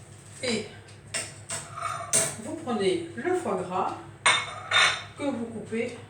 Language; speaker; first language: French; native; French